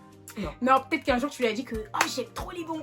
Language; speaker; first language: French; native; French